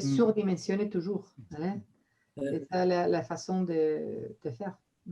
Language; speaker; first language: French; non-native, fluent; Spanish